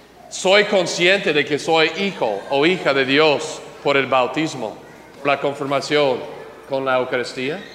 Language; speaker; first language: Spanish; non-native, fluent; English